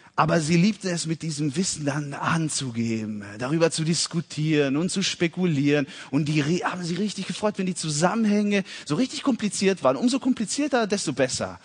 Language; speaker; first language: German; early bilingual, heritage; German